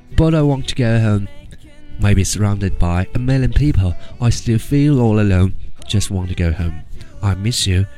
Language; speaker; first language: English; non-native, fluent; Chinese